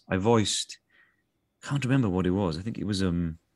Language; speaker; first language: English; native; English